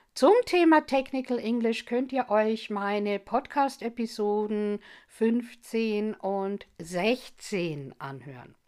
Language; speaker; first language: German; non-native, fluent; English